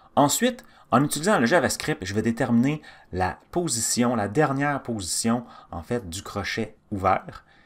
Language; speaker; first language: French; native; French